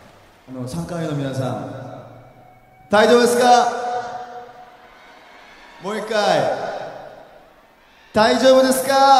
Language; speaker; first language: Japanese; non-native, learner; Korean